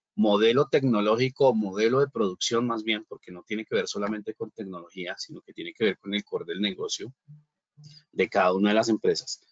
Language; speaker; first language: Spanish; native; Spanish